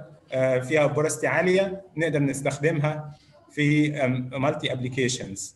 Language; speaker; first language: Arabic; native; Arabic